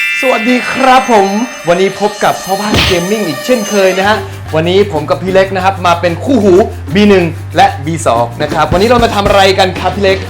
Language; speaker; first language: Thai; native; Thai